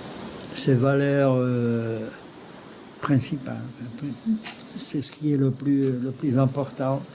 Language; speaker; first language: French; non-native, fluent; Czech